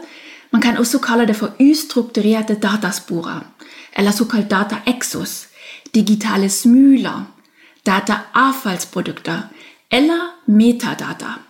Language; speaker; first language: Norwegian; non-native, fluent; German